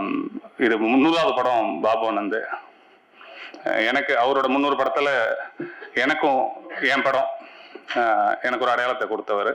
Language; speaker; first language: Tamil; native; Tamil